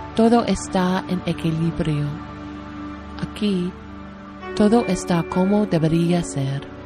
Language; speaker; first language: Spanish; non-native, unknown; English